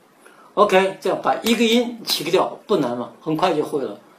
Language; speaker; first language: Chinese; native; Chinese